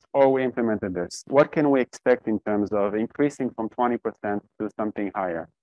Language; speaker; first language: English; non-native, fluent; Hebrew